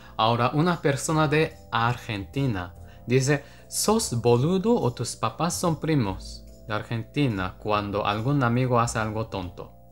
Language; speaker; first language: Spanish; non-native, fluent; Japanese